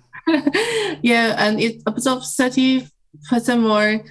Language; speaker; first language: English; non-native, fluent; Chinese